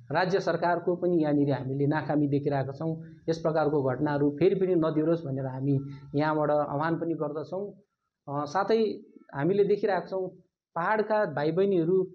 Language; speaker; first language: Nepali; native; Nepali